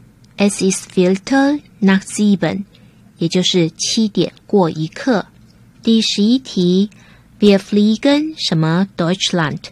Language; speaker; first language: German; non-native, fluent; Chinese